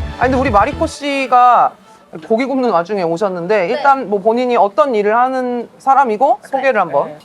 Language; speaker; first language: Korean; native; Korean